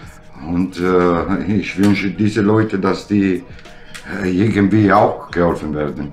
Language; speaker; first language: German; non-native, learner; Italian